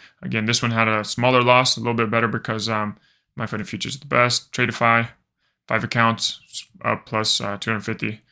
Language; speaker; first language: English; native; English